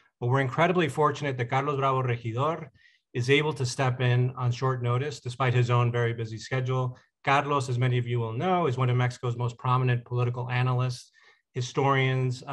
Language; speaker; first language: English; non-native, fluent; Spanish